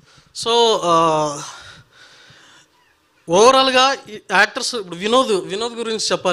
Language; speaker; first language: Telugu; native; Telugu